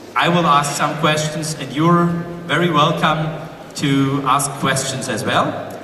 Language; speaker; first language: English; non-native, fluent; German